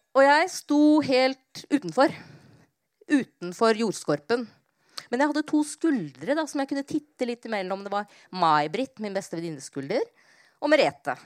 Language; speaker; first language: Norwegian; native; Norwegian